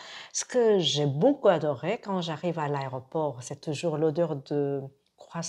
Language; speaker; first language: French; non-native, fluent; Korean